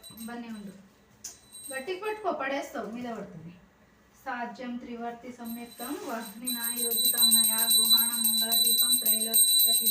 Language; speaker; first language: Telugu; native; Telugu